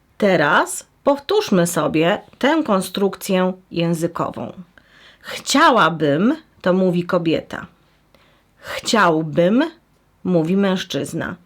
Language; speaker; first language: Polish; native; Polish